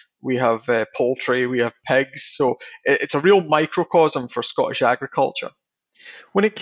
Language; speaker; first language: English; native; English